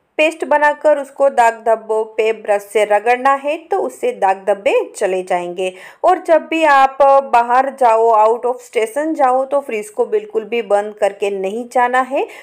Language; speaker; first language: Hindi; non-native, local second language; Gujarati